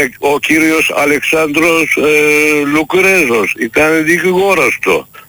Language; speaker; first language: Greek; non-native, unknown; Turkish